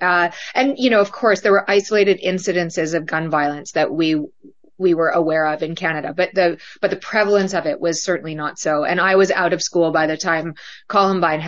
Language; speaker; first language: English; native; English